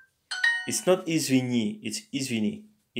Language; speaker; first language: Russian; non-native, learner; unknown